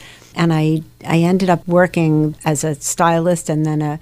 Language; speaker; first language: English; native; English